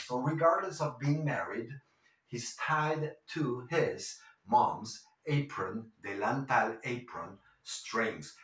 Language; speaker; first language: English; non-native, fluent; Spanish